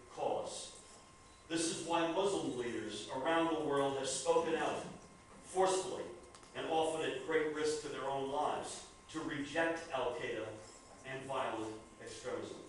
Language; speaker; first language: English; native; English